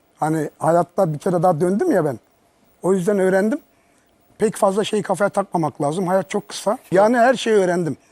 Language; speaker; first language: Turkish; early bilingual, heritage; Turkish